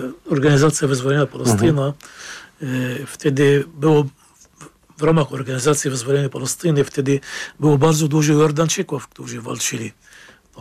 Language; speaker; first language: Polish; non-native, fluent; Arabic